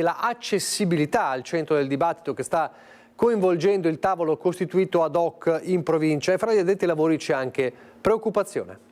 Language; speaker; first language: Italian; native; Italian